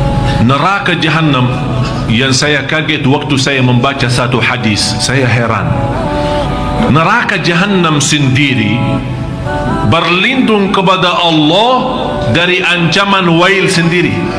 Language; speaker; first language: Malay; non-native, fluent; Arabic